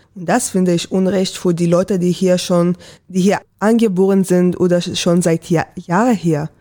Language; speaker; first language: German; non-native, learner; Hebrew